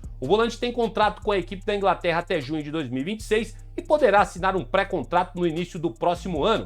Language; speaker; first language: Portuguese; native; Portuguese